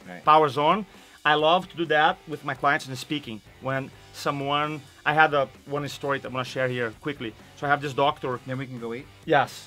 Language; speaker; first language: English; non-native, fluent; Portuguese